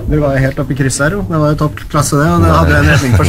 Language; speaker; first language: Norwegian; native; Norwegian